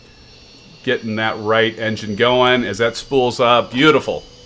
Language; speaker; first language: English; native; English